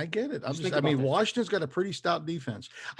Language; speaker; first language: English; native; English